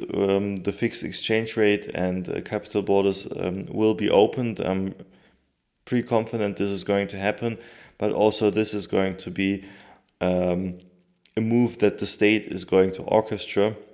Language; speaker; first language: English; non-native, fluent; Turkish